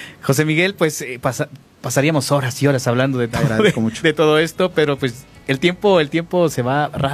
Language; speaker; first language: Spanish; native; Spanish